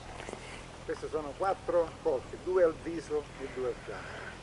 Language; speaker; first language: Italian; native; Italian